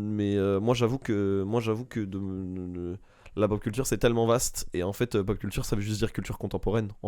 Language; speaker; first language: French; native; French